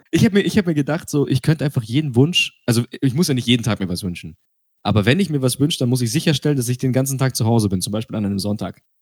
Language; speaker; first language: German; early bilingual, other home language; Russian